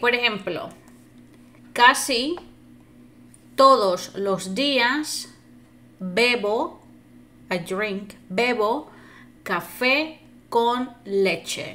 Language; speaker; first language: Spanish; non-native, fluent; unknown